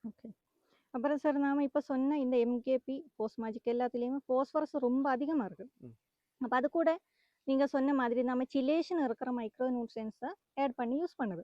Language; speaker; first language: Tamil; non-native, local second language; Malayalam